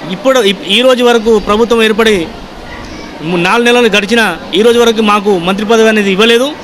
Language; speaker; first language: Telugu; non-native, local second language; Lambadi